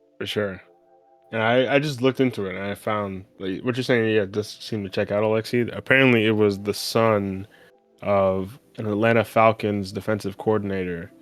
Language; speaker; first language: English; native; English